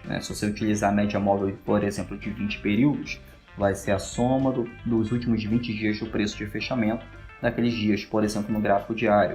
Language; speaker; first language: Portuguese; native; Portuguese